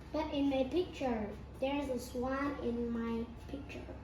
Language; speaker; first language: English; non-native, learner; Vietnamese